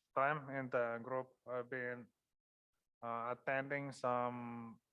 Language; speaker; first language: English; non-native, fluent; Finnish